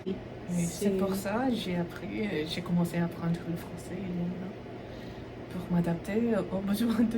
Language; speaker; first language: French; non-native, fluent; Tamil